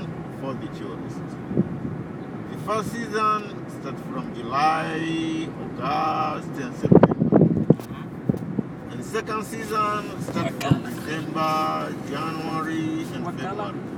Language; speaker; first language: English; non-native, local second language; Swahili